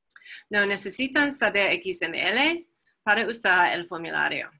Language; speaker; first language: Spanish; non-native, fluent; English